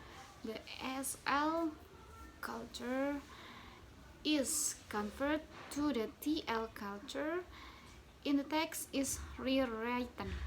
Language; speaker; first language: English; non-native, learner; Indonesian